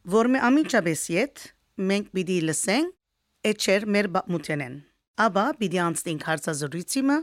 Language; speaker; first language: Armenian; early bilingual, heritage; Armenian